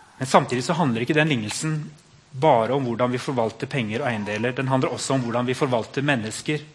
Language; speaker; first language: Norwegian; native; Norwegian